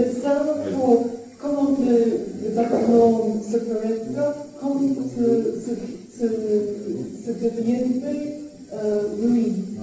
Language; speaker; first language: French; non-native, fluent; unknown